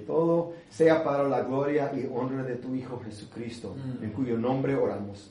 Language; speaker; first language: Spanish; early bilingual, heritage; English